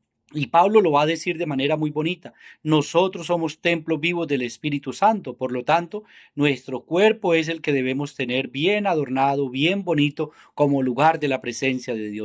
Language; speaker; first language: Spanish; native; Spanish